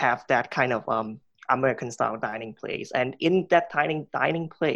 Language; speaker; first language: English; non-native, local second language; Cantonese